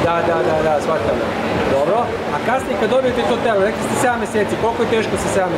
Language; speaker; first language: Serbian; native; Serbian